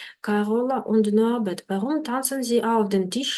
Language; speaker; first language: German; non-native, fluent; Ukrainian